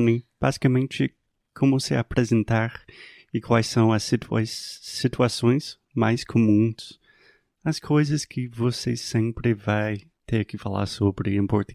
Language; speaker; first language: Portuguese; non-native, fluent; English